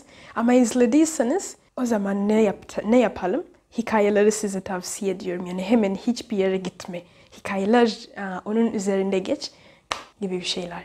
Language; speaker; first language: Turkish; non-native, fluent; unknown